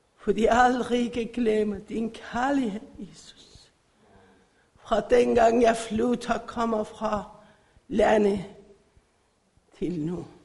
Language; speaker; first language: Danish; non-native, learner; Persian